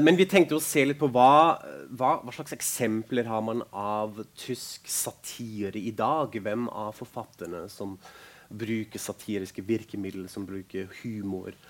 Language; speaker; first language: Norwegian; non-native, fluent; German